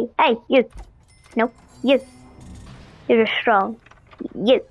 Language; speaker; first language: English; native; English